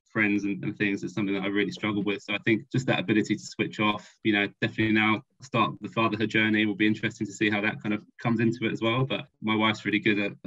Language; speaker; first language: English; native; English